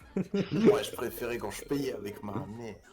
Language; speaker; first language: French; native; French